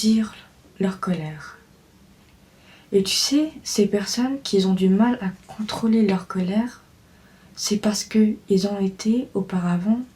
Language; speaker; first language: French; native; French